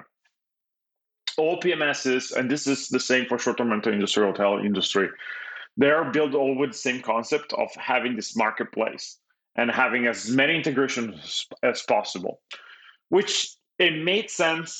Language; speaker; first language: English; non-native, fluent; Italian